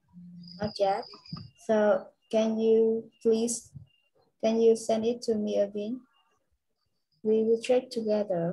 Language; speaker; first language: English; non-native, learner; Vietnamese